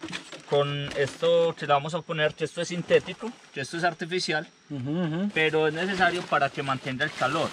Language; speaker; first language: Spanish; native; Spanish